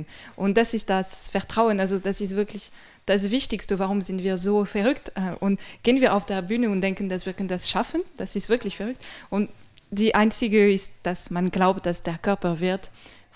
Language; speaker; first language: German; non-native, fluent; French